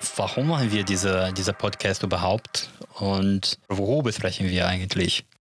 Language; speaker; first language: German; non-native, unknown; Portuguese